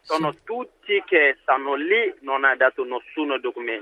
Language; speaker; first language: Italian; non-native, learner; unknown